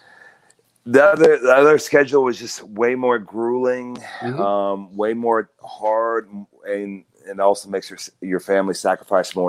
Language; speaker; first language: English; native; English